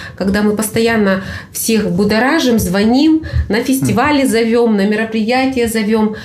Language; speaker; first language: Russian; native; Russian